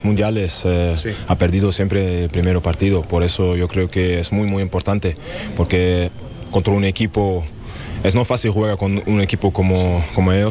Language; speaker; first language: Spanish; non-native, learner; German